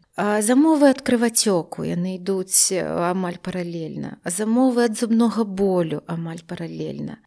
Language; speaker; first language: Belarusian; native; Belarusian